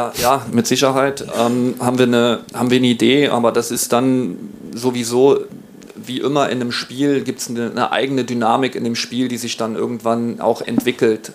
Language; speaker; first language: German; native; German